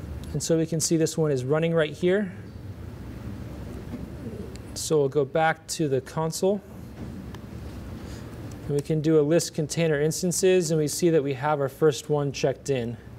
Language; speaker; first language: English; native; English